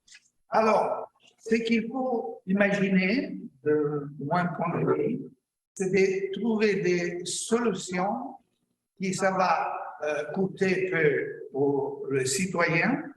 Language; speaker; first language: French; non-native, learner; Italian